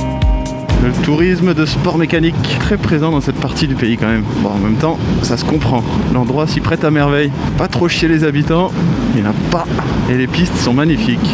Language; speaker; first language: French; native; French